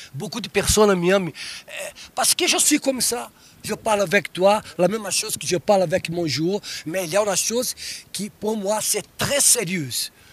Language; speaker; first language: French; non-native, learner; Portuguese